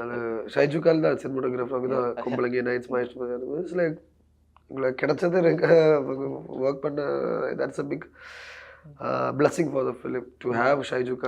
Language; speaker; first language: Tamil; non-native, learner; Malayalam